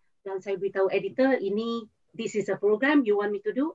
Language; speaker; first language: English; non-native, local second language; Malay